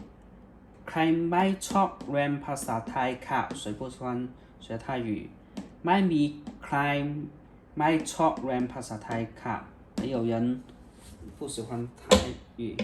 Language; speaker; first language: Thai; non-native, learner; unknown